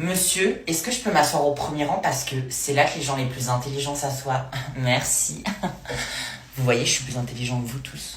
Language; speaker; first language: French; native; French